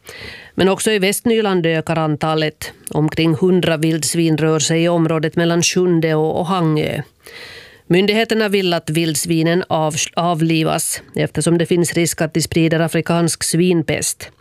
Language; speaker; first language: Swedish; native; Swedish